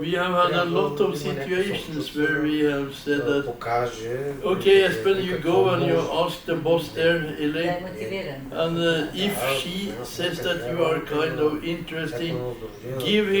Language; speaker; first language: English; non-native, fluent; Norwegian